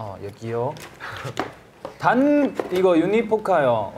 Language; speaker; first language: Korean; non-native, fluent; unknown